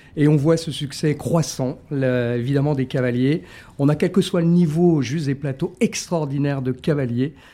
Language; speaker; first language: French; native; French